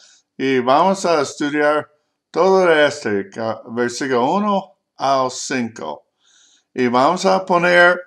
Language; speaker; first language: Spanish; non-native, learner; English